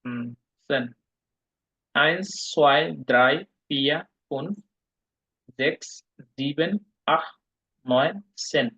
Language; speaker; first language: German; non-native, learner; Bangla